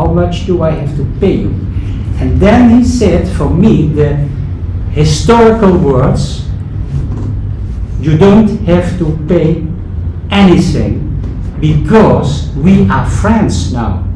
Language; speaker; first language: English; non-native, fluent; Dutch